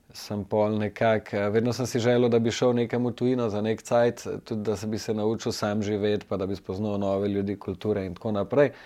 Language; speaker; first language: Slovenian; native; Slovenian